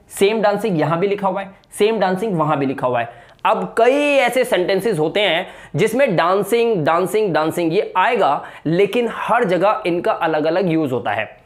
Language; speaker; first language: Hindi; native; Hindi